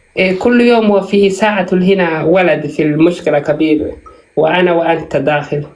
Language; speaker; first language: Arabic; non-native, learner; Oromo